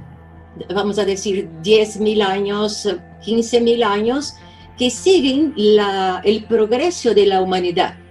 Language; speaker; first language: Spanish; non-native, fluent; Portuguese